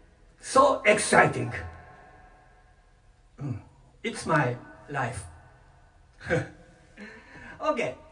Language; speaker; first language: English; non-native, learner; Japanese